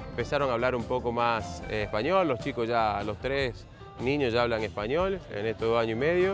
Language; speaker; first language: Spanish; native; Spanish